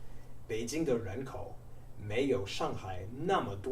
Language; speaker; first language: Chinese; non-native, fluent; English